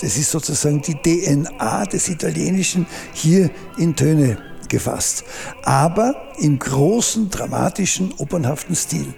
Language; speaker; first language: German; native; German